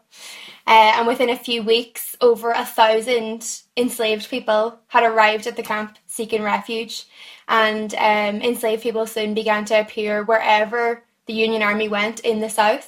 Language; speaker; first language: English; native; English